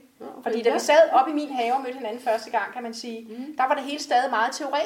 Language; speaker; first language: Danish; native; Danish